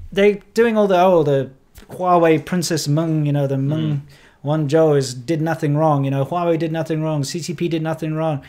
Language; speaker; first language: English; native; English